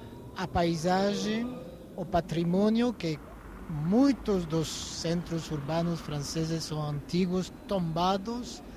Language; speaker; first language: Portuguese; non-native, fluent; French